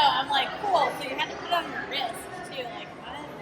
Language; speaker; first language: English; native; English